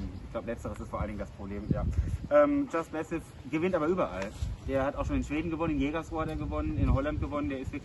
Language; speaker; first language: German; native; German